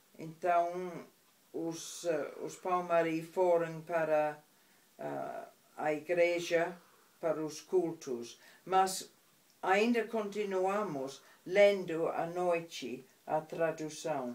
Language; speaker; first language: Portuguese; non-native, fluent; English